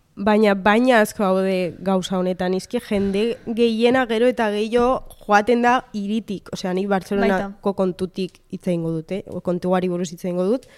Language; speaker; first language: Basque; non-native, local second language; Spanish